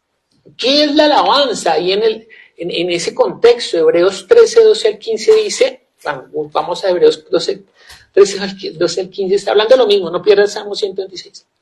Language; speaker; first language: Spanish; native; Spanish